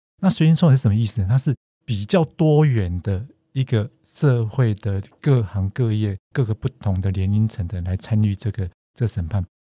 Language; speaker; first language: Chinese; native; Chinese